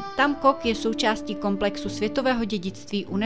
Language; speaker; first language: Czech; native; Czech